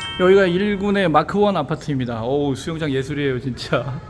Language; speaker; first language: Korean; native; Korean